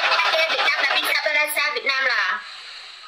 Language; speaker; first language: Indonesian; non-native, learner; Vietnamese